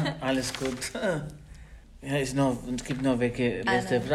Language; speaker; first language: German; non-native, learner; Albanian